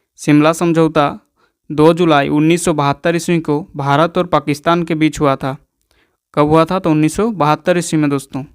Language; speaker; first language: Hindi; native; Hindi